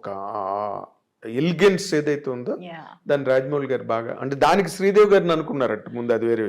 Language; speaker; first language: Telugu; native; Telugu